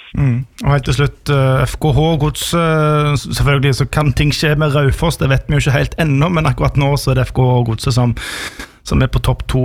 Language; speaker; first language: Norwegian; native; Norwegian